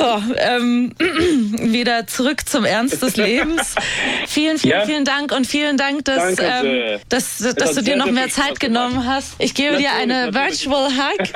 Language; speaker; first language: German; native; German